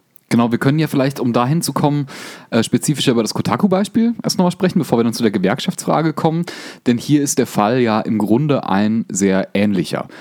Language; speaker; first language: German; native; German